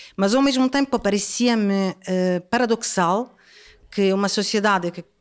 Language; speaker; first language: Portuguese; non-native, fluent; Italian